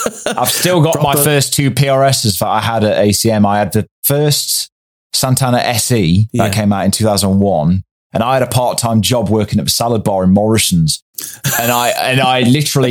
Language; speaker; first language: English; native; English